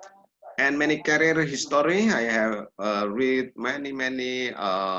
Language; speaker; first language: English; non-native, learner; Indonesian